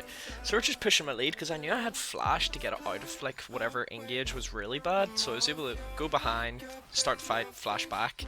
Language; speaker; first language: English; native; English